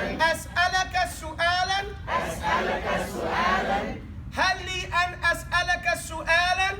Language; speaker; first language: Arabic; non-native, fluent; English